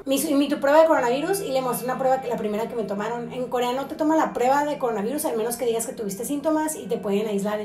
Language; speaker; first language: Spanish; native; Spanish